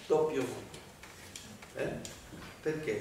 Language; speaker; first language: Italian; non-native, learner; Spanish